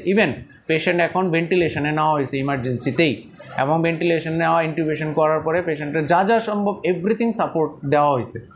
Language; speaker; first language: Bangla; native; Bangla